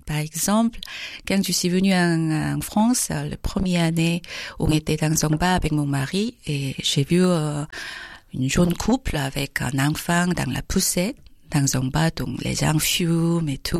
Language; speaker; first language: French; non-native, fluent; Korean